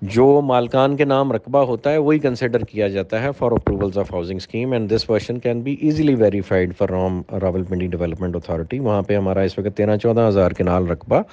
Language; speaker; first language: Urdu; native; Urdu